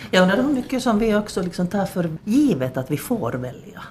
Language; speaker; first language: Swedish; native; Swedish